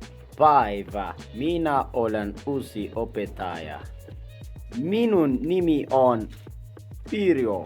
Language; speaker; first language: Finnish; non-native, learner; Amharic